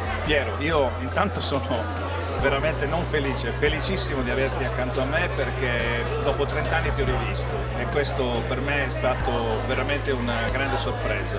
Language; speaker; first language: Italian; native; Italian